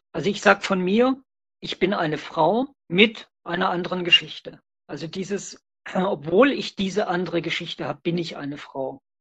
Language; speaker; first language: German; native; German